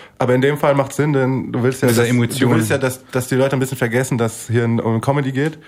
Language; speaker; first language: German; native; German